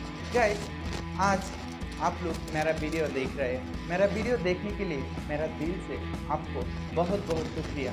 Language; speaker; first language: Hindi; non-native, learner; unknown